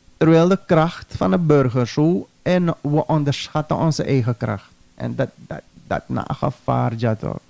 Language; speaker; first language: Dutch; native; Dutch